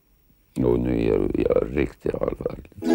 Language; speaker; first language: Swedish; non-native, fluent; Lithuanian